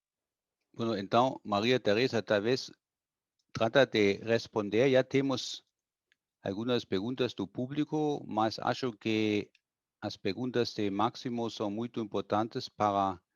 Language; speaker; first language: Portuguese; non-native, fluent; German